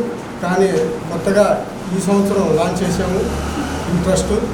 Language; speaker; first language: Telugu; native; Telugu